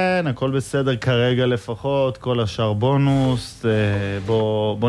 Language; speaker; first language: Hebrew; native; Hebrew